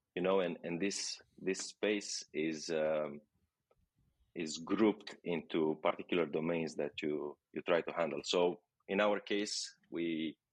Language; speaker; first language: English; non-native, fluent; Romanian